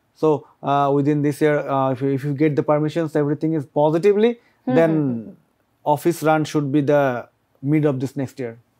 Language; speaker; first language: English; non-native, local second language; Bangla